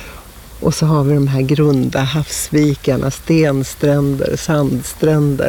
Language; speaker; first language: Swedish; native; Swedish